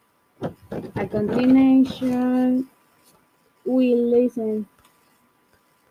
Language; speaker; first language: English; non-native, learner; Spanish